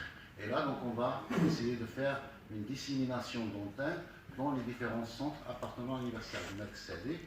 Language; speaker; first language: French; native; French